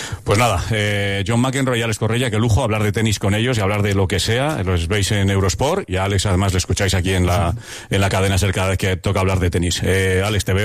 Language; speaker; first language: Spanish; native; Spanish